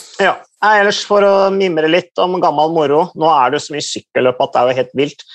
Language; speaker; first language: Norwegian; native; Norwegian